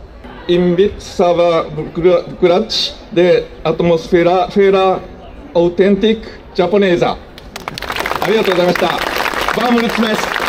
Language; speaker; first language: Romanian; non-native, learner; Japanese